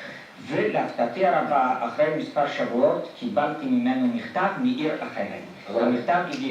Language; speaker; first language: Hebrew; non-native, fluent; Polish